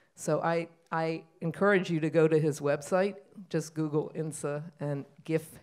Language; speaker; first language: English; native; English